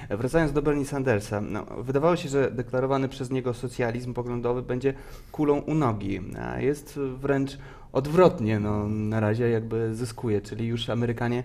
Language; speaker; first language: Polish; native; Polish